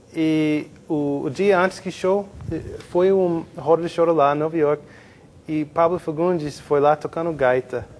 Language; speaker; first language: Portuguese; non-native, learner; English